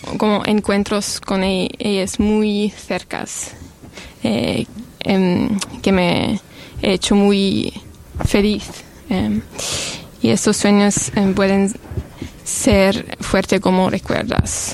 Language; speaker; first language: Spanish; non-native, learner; Italian